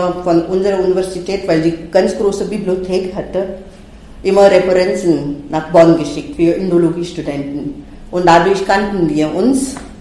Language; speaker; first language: German; non-native, fluent; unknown